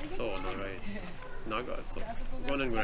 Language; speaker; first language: Japanese; non-native, learner; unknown